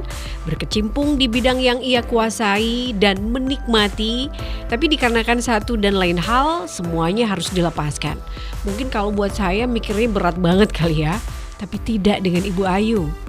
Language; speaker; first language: Indonesian; native; Indonesian